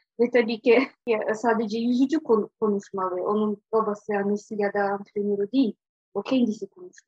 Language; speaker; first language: Turkish; non-native, fluent; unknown